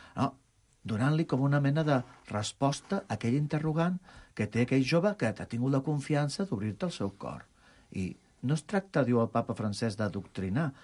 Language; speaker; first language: Catalan; non-native, local second language; Spanish